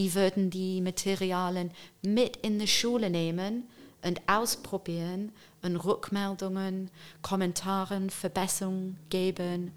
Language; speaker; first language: German; non-native, fluent; English